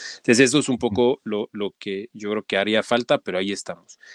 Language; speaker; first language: Spanish; non-native, fluent; French